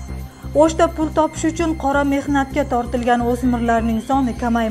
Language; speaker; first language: Kyrgyz; non-native, local second language; Uzbek